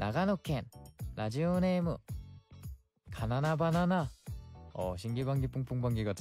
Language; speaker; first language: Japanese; non-native, learner; Korean